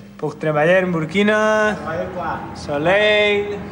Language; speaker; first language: Spanish; native; Spanish